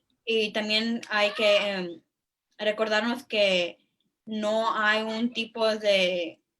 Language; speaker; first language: Spanish; early bilingual, heritage; Spanish